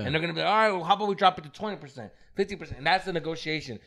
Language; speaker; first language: English; early bilingual, other home language; Spanish